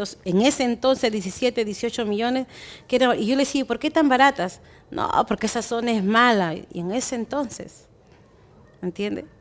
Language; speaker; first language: Spanish; native; Spanish